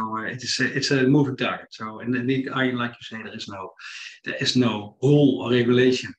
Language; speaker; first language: English; non-native, fluent; Dutch